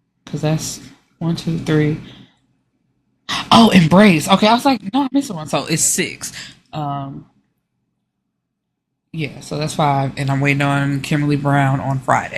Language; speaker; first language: English; native; English